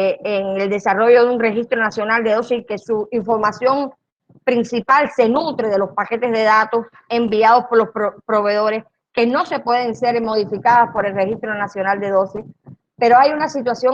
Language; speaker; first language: Spanish; native; Spanish